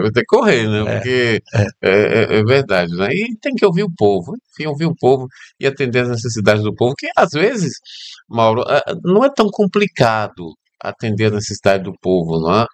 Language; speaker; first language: Portuguese; native; Portuguese